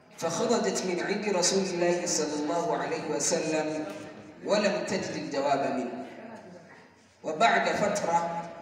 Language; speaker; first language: Arabic; non-native, learner; Hausa